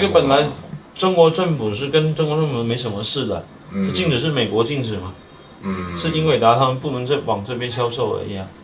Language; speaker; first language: Chinese; native; Chinese